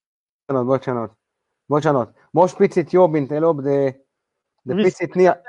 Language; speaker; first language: Hungarian; non-native, learner; Hebrew